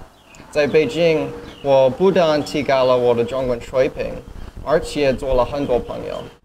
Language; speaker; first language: Chinese; non-native, learner; English